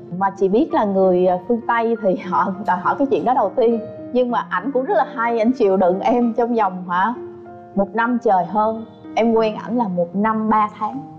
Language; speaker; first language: Vietnamese; native; Vietnamese